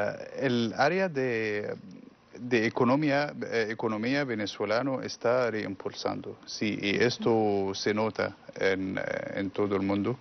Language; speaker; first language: Spanish; non-native, learner; Arabic